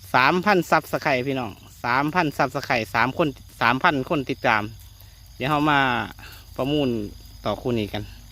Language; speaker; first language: Thai; native; Thai